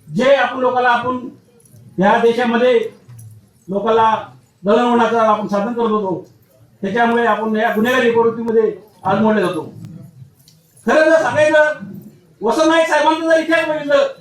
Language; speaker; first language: Marathi; non-native, local second language; Lambadi